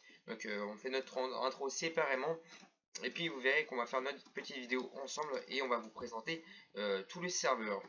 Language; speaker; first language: French; native; French